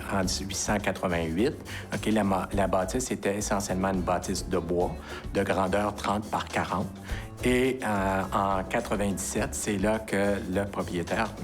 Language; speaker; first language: French; native; French